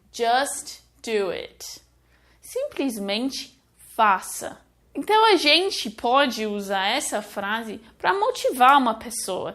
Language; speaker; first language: Portuguese; non-native, fluent; English